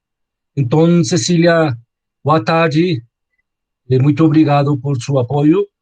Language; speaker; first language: Portuguese; non-native, learner; Spanish